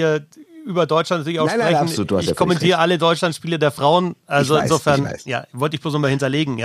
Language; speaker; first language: German; native; German